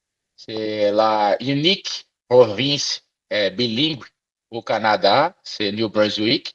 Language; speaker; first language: French; non-native, learner; Portuguese